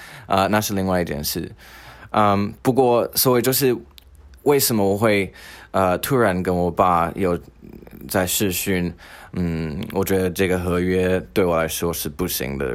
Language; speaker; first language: Chinese; non-native, fluent; English